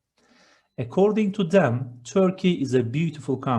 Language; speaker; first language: English; non-native, fluent; Turkish